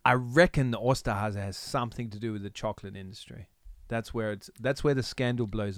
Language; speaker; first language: English; native; English